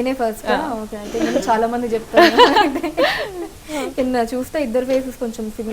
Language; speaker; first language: Telugu; native; Telugu